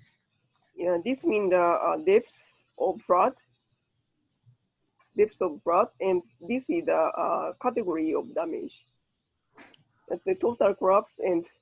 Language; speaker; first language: English; non-native, learner; Japanese